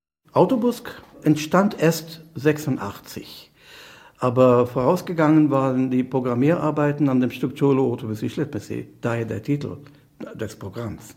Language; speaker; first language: German; non-native, fluent; English